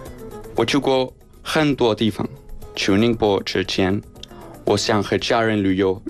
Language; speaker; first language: Chinese; non-native, fluent; Spanish